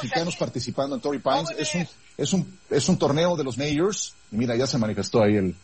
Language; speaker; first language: Spanish; native; Spanish